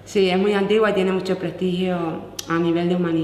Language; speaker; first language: Spanish; native; Spanish